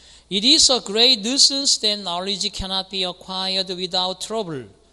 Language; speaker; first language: English; non-native, fluent; Korean